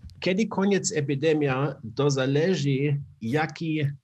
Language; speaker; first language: Polish; non-native, learner; German